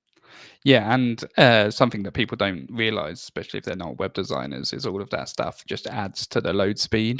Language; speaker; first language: English; native; English